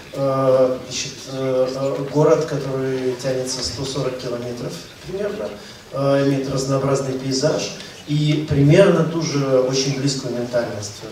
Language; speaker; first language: Russian; native; Russian